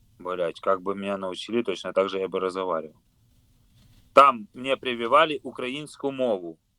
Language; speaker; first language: Russian; non-native, local second language; Ukrainian